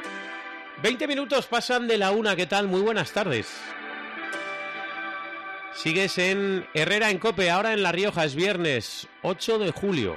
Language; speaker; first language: Spanish; native; Spanish